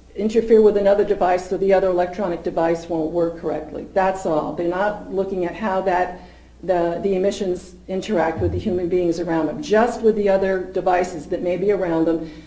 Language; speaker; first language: English; native; English